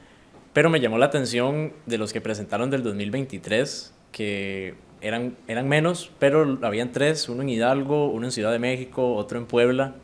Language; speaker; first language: Spanish; native; Spanish